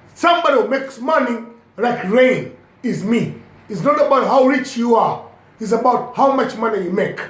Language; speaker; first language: English; non-native, local second language; Swahili